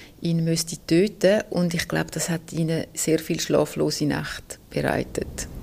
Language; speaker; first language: German; native; German